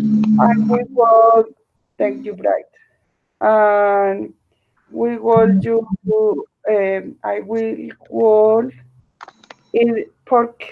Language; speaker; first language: English; non-native, learner; Spanish